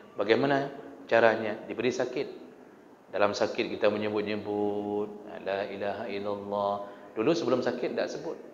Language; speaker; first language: Malay; non-native, local second language; Achinese